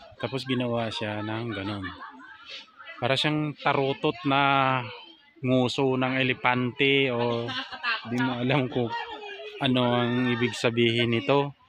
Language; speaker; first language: Filipino; non-native, local second language; Cebuano